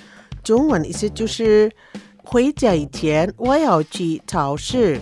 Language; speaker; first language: Chinese; early bilingual, heritage; Chinese